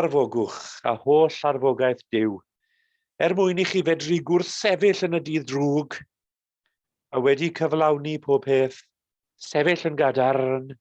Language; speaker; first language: Welsh; native; Welsh